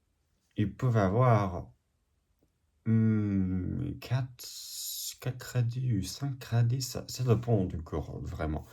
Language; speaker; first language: French; non-native, learner; English